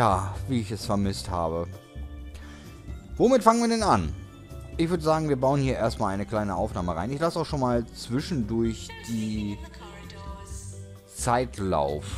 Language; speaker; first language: German; native; German